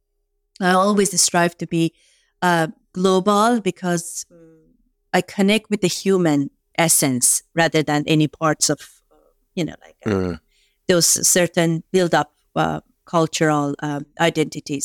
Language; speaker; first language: English; non-native, fluent; Persian